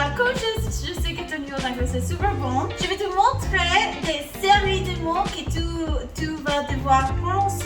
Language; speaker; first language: French; non-native, learner; English